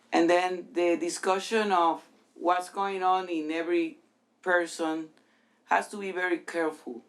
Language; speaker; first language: English; non-native, fluent; Spanish